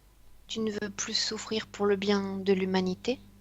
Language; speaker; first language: French; non-native, fluent; Spanish